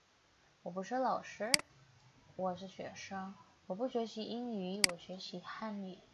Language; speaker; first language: Chinese; non-native, fluent; Indonesian